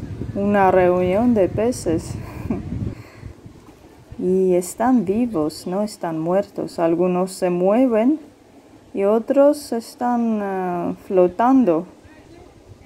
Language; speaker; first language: Spanish; non-native, fluent; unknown